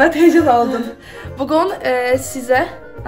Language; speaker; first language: Turkish; non-native, learner; Polish